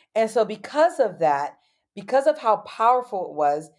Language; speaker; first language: English; native; English